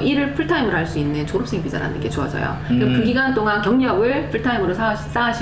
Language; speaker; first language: Korean; native; Korean